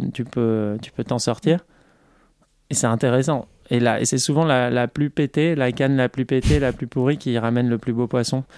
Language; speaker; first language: French; native; French